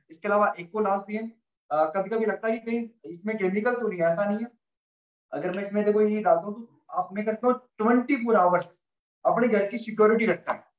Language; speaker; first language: Hindi; native; Hindi